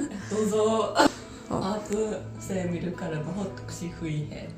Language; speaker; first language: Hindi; non-native, learner; Japanese